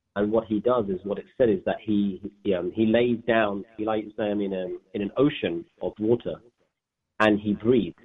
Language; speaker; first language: English; native; English